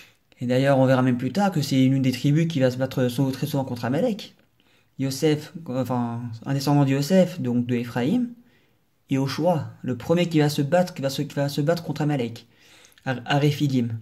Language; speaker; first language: French; native; French